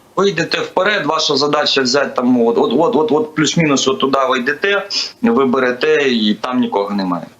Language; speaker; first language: Ukrainian; native; Ukrainian